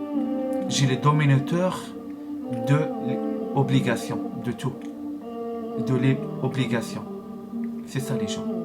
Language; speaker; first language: French; non-native, learner; Arabic